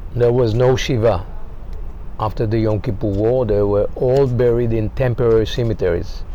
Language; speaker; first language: English; non-native, fluent; Hebrew